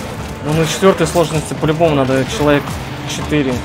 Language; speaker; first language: Russian; native; Russian